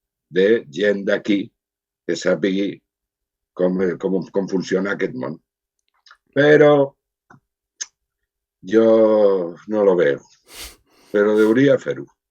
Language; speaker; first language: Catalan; non-native, local second language; Spanish